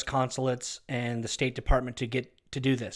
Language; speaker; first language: English; native; English